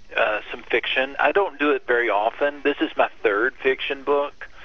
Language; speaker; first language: English; native; English